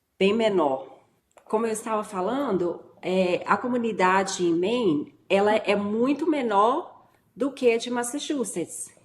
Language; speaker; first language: Portuguese; native; Portuguese